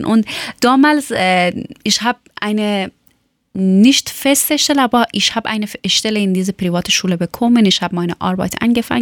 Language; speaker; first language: German; non-native, fluent; Persian